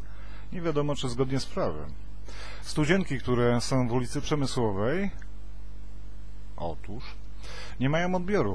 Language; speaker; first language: Polish; native; Polish